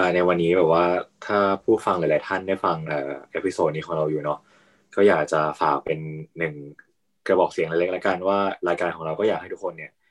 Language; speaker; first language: Thai; native; Thai